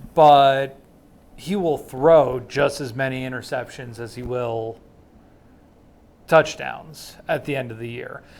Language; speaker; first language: English; native; English